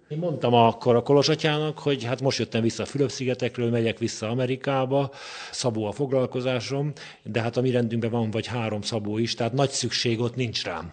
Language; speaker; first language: Hungarian; native; Hungarian